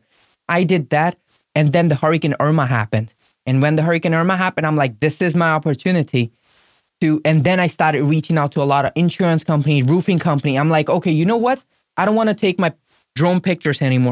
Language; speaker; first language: English; non-native, local second language; Gujarati